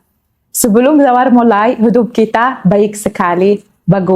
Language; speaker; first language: Indonesian; non-native, learner; Arabic